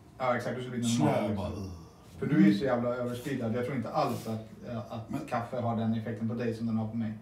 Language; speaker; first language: Swedish; native; Swedish